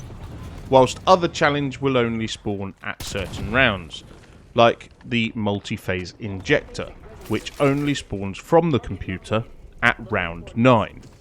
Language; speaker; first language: English; native; English